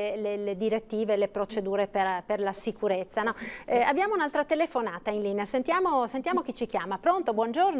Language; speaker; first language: Italian; native; Italian